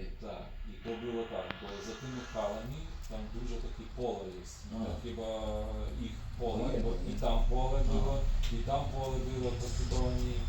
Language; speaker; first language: Polish; non-native, fluent; Ukrainian